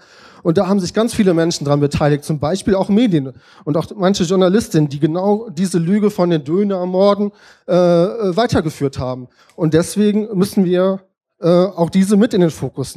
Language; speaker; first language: German; native; German